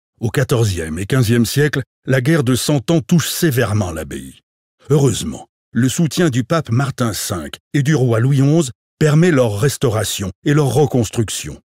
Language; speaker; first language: French; native; French